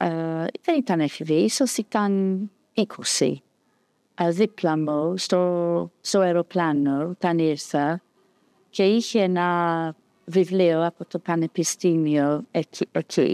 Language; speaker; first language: Greek; non-native, fluent; English